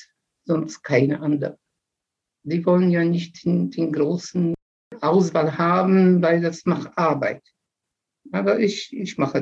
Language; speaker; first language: German; non-native, fluent; Polish